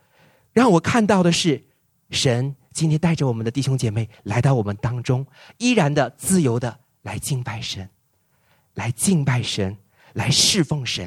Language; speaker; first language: Chinese; native; Chinese